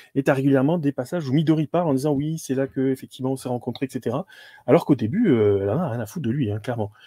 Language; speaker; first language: French; native; French